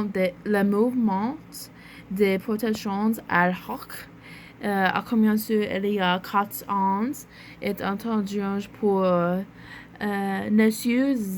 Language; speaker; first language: French; non-native, learner; English